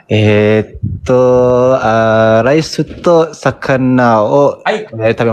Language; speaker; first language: Japanese; non-native, learner; Malay